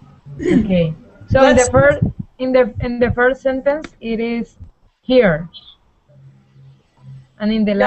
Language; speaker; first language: English; non-native, learner; Spanish